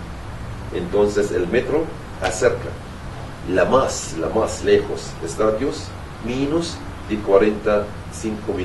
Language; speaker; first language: Spanish; non-native, learner; Arabic